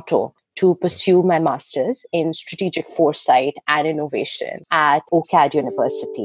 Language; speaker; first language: English; non-native, local second language; Hindi